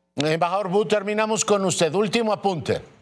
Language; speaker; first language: Spanish; native; Spanish